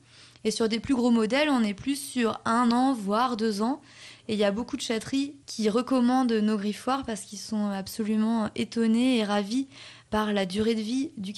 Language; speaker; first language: French; native; French